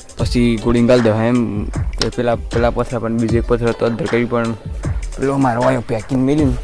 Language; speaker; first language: Gujarati; native; Gujarati